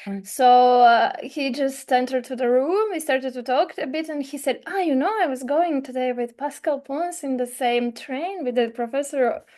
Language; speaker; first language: English; non-native, learner; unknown